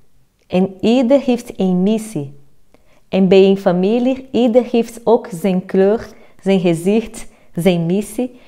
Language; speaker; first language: Dutch; non-native, fluent; Portuguese